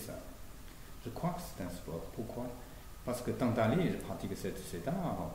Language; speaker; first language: French; non-native, fluent; Chinese